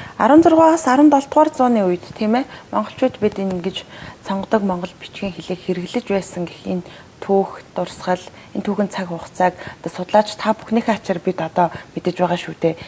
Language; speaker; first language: Mongolian; native; Mongolian